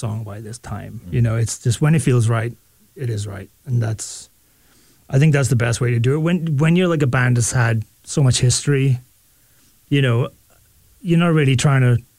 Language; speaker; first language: English; native; English